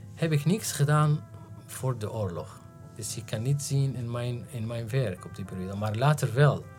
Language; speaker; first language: Dutch; non-native, fluent; Arabic